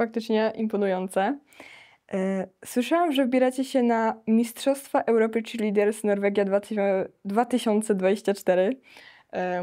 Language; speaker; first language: Polish; native; Polish